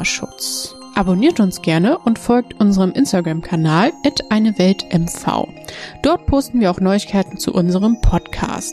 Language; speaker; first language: German; native; German